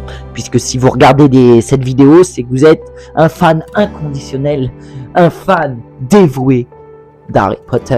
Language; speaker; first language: French; native; French